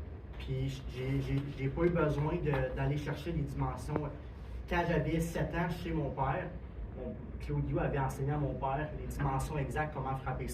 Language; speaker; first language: French; native; French